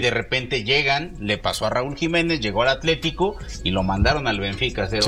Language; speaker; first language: Spanish; native; Spanish